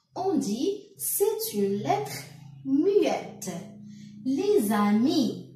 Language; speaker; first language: French; non-native, local second language; Arabic